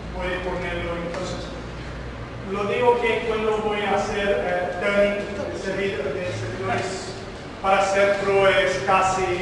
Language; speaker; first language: Spanish; non-native, learner; Portuguese